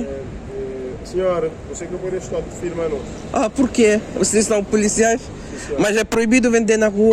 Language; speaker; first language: Portuguese; non-native, learner; Ukrainian